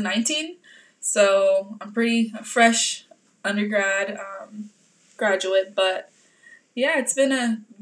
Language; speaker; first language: English; native; English